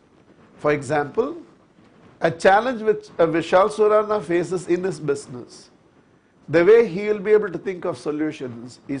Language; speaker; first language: English; non-native, local second language; Tamil